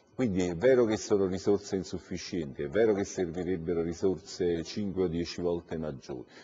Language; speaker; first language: Italian; native; Italian